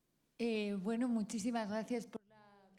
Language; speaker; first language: Spanish; native; Spanish